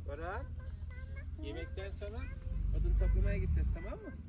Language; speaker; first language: Turkish; native; Turkish